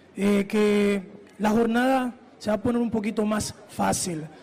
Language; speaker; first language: Spanish; early bilingual, heritage; Spanish